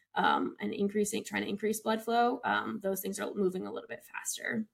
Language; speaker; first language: English; native; English